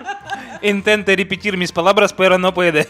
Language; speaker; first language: Spanish; non-native, fluent; Russian